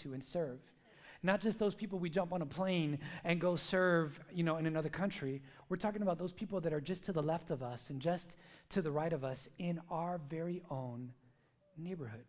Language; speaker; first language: English; native; English